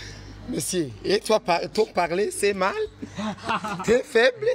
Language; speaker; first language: French; non-native, local second language; Rundi